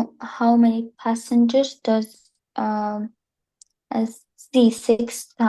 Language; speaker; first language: English; non-native, learner; Arabic